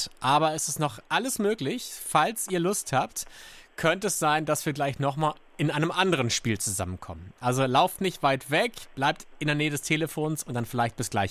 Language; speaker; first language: German; native; German